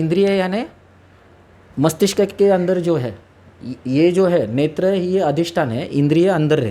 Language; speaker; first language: Hindi; non-native, local second language; Marathi